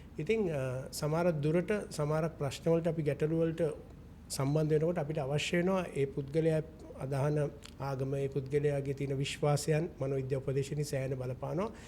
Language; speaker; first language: Sinhala; non-native, local second language; Malay